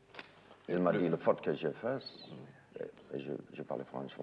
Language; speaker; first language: French; non-native, learner; English